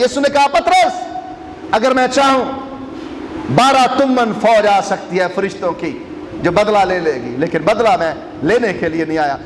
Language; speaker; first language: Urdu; non-native, local second language; Punjabi